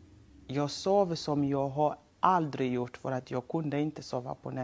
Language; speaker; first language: Swedish; non-native, local second language; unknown